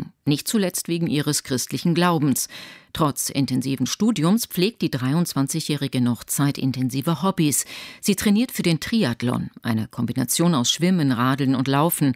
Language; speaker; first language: German; native; German